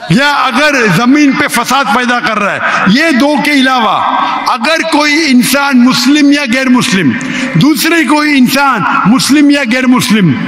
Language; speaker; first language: Hindi; non-native, local second language; Konkani